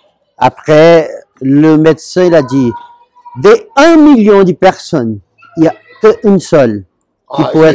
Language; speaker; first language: French; non-native, learner; Portuguese